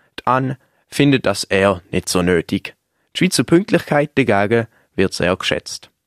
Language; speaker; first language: German; native; German